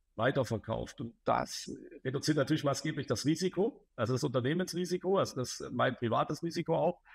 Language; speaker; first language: German; native; German